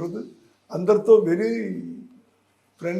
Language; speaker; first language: Telugu; non-native, learner; Tamil